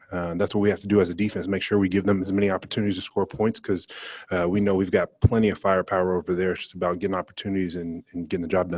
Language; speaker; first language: English; native; English